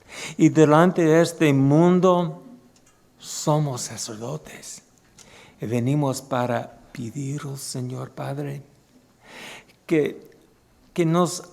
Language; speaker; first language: Spanish; non-native, fluent; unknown